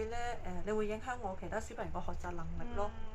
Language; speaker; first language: Cantonese; native; Cantonese